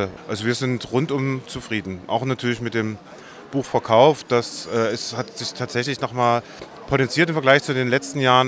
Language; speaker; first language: German; native; German